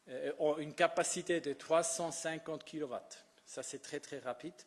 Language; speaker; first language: French; non-native, fluent; Italian